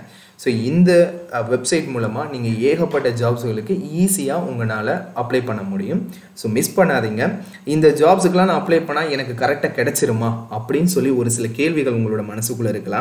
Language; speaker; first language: Tamil; native; Tamil